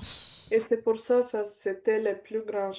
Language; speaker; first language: French; non-native, learner; Bulgarian